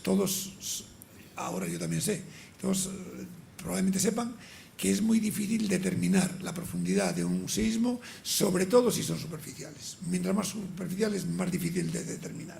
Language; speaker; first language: Spanish; native; Spanish